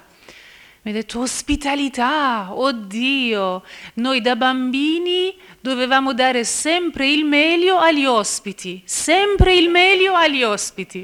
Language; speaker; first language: Italian; non-native, fluent; Persian